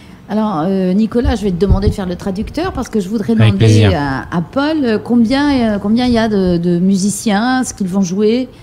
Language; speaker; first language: French; native; French